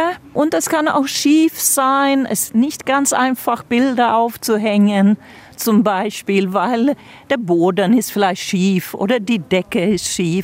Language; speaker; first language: German; non-native, fluent; Swedish